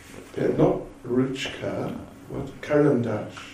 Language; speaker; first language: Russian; non-native, learner; English